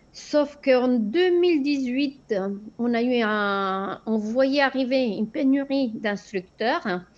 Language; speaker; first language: French; non-native, fluent; Spanish